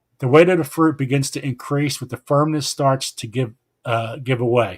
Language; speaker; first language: English; native; English